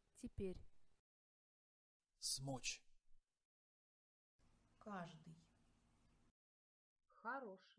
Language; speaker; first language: Russian; non-native, learner; English